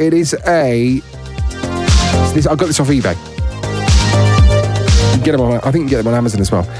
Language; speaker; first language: English; native; English